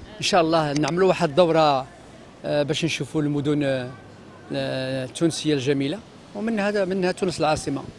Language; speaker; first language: Arabic; native; Arabic